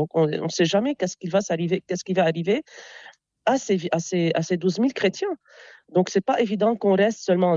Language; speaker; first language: French; non-native, local second language; Arabic